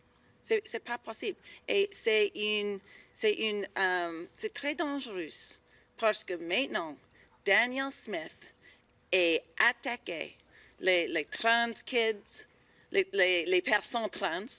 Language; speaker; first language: French; non-native, learner; English